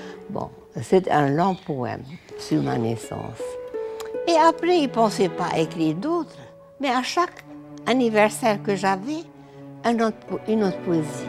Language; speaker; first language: French; early bilingual, heritage; French